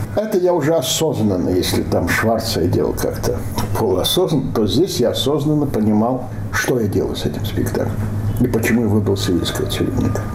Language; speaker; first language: Russian; non-native, local second language; Yiddish